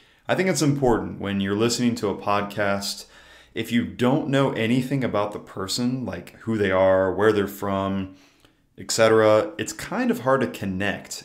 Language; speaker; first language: English; native; English